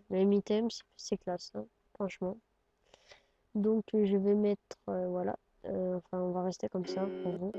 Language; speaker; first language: French; native; French